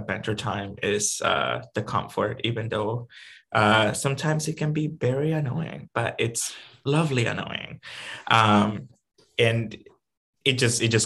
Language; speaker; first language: English; non-native, fluent; Spanish